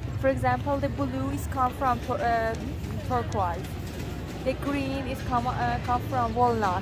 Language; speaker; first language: English; non-native, fluent; Persian